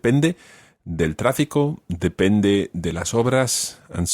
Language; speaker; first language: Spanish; non-native, fluent; English